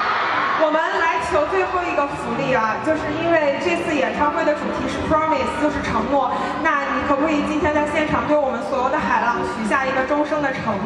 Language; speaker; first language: Chinese; native; Chinese